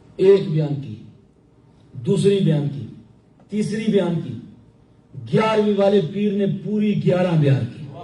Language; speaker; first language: Urdu; non-native, local second language; Punjabi